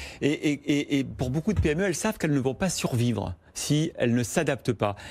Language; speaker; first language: French; native; French